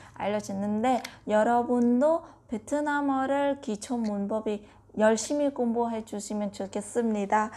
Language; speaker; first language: Korean; non-native, learner; Vietnamese